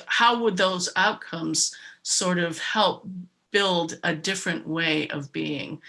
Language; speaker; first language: English; native; English